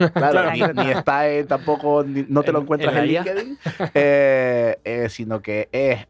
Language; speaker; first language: Spanish; native; Spanish